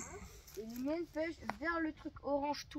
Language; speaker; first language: French; native; French